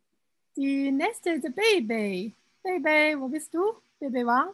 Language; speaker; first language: German; non-native, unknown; Chinese